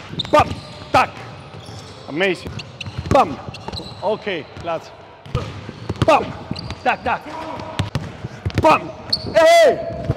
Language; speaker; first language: English; non-native, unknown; Spanish